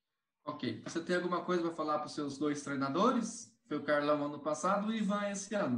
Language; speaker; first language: Portuguese; native; Portuguese